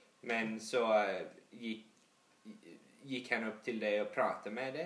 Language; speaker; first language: Swedish; early bilingual, heritage; English